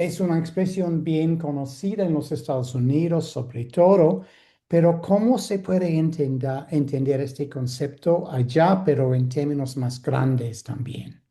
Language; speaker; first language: Spanish; non-native, fluent; English